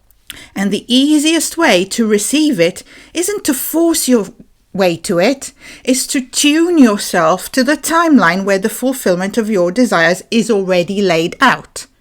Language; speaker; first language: English; native; English